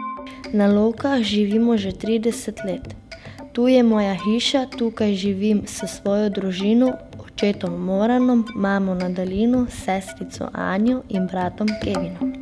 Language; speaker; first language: Slovenian; non-native, local second language; Romany